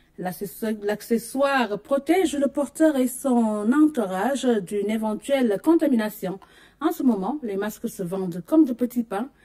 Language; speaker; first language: French; non-native, local second language; Wolof